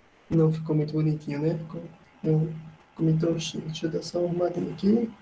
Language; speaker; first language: Portuguese; native; Portuguese